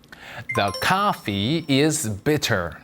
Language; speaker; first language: English; non-native, fluent; Korean